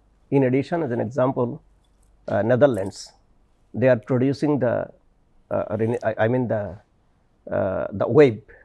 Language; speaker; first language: English; non-native, local second language; Bangla